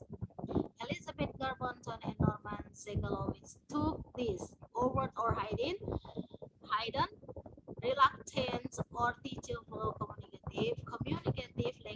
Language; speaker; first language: English; non-native, fluent; Indonesian